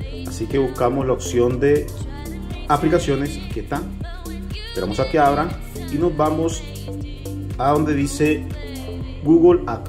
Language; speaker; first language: Spanish; native; Spanish